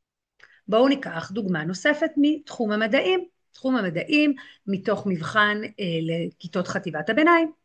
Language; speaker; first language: Hebrew; native; Hebrew